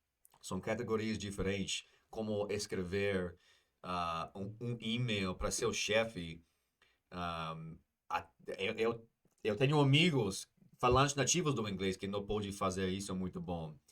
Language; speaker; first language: Portuguese; non-native, fluent; English